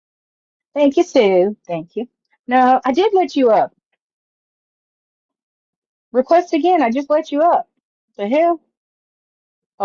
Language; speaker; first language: English; native; English